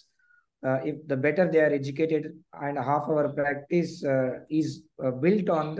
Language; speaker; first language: English; non-native, local second language; Telugu